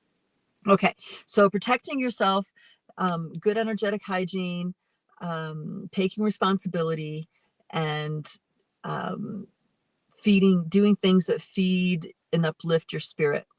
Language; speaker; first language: English; native; English